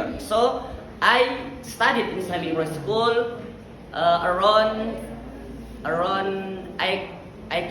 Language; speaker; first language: English; non-native, learner; Indonesian